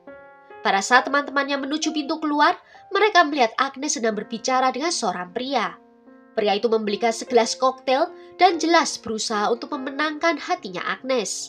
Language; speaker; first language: Indonesian; native; Indonesian